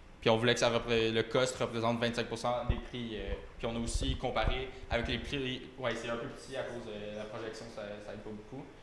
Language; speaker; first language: French; native; French